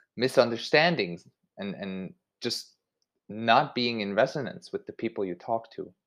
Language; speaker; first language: English; non-native, fluent; Swiss German